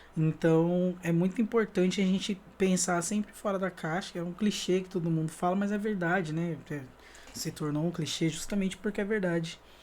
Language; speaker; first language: Portuguese; native; Portuguese